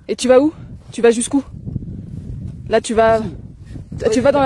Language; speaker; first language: French; native; French